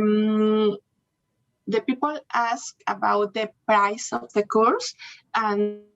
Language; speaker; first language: English; non-native, learner; Spanish